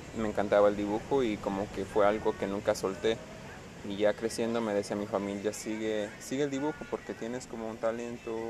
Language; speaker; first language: Spanish; early bilingual, heritage; Spanish